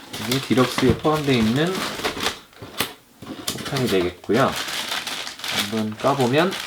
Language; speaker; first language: Korean; native; Korean